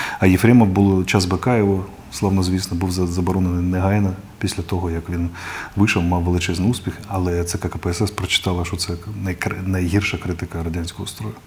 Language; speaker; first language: Ukrainian; non-native, local second language; Russian